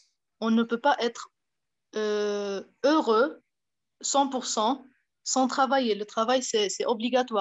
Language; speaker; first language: French; non-native, fluent; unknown